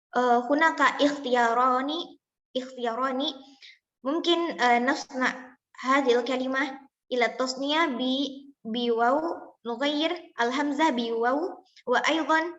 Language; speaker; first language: Arabic; non-native, learner; Indonesian